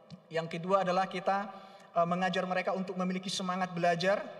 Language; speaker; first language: Indonesian; non-native, local second language; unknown